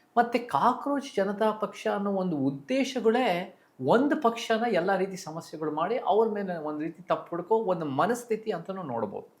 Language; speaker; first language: Kannada; early bilingual, heritage; Kannada